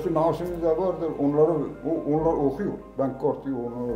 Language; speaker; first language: Turkish; non-native, learner; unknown